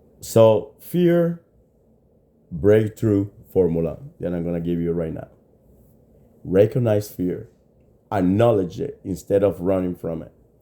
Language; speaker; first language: English; non-native, fluent; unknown